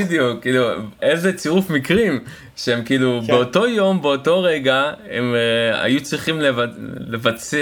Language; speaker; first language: Hebrew; native; Hebrew